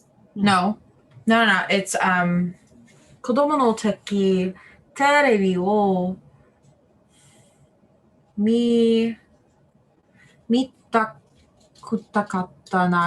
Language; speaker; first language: Japanese; non-native, learner; English